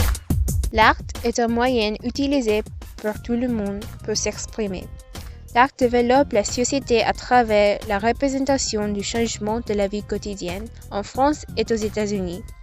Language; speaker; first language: French; non-native, learner; English